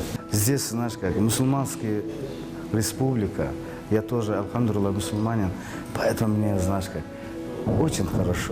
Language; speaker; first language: Russian; non-native, learner; Azerbaijani